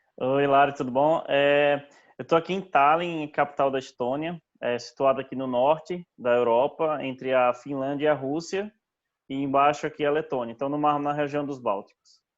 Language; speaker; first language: Portuguese; native; Portuguese